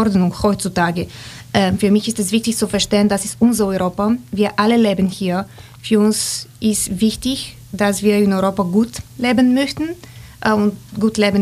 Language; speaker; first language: German; non-native, fluent; Bulgarian